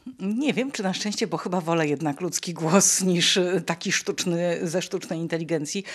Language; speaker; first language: Polish; native; Polish